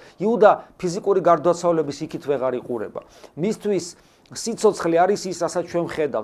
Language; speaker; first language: Georgian; native; Georgian